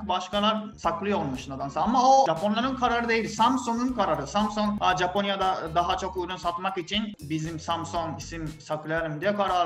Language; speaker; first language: Turkish; non-native, fluent; Japanese